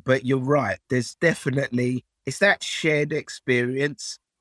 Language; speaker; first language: English; early bilingual, other home language; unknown